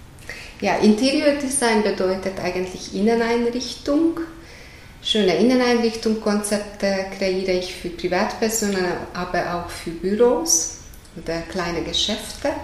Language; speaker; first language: German; non-native, fluent; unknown